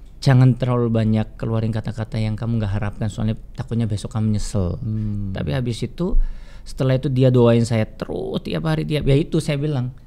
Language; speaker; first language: Indonesian; non-native, fluent; Korean